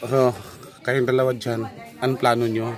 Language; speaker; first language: Filipino; native; Filipino